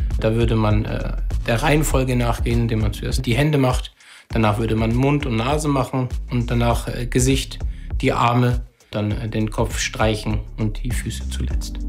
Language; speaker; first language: German; early bilingual, other home language; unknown